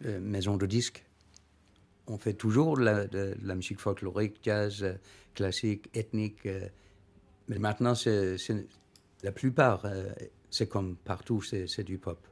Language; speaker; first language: French; non-native, learner; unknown